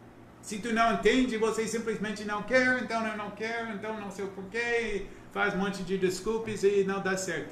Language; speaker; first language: Portuguese; non-native, learner; English